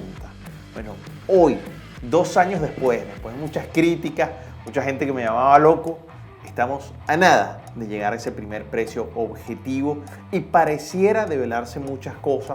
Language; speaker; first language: Spanish; native; Spanish